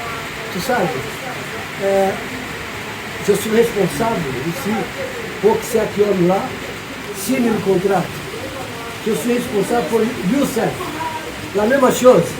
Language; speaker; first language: French; non-native, learner; Portuguese